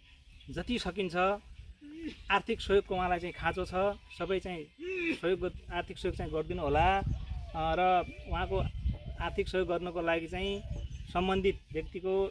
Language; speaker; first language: Nepali; native; Nepali